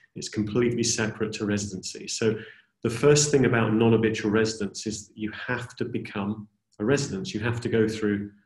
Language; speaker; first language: English; native; English